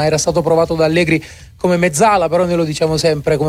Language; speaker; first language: Italian; native; Italian